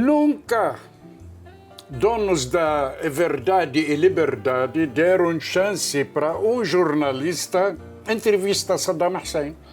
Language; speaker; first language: Portuguese; non-native, fluent; Arabic